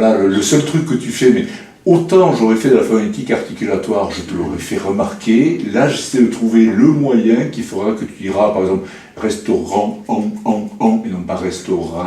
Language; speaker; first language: French; native; French